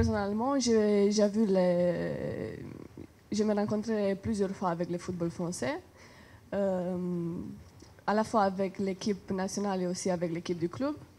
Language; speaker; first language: French; non-native, learner; Romanian